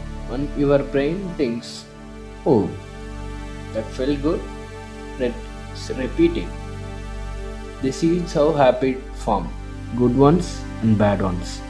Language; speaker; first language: English; non-native, local second language; Tamil